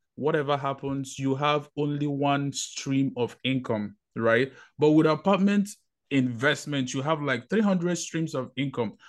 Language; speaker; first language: English; non-native, local second language; Igbo